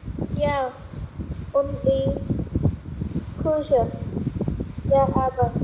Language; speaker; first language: German; non-native, learner; Khmer